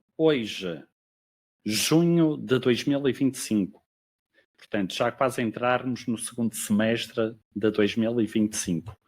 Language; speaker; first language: Portuguese; native; Portuguese